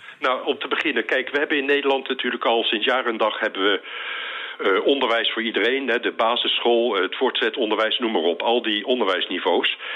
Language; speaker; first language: Dutch; native; Dutch